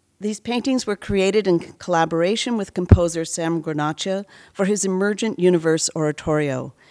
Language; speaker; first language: English; native; English